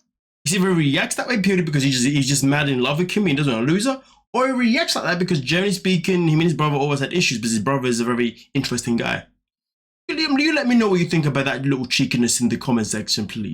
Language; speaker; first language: English; native; English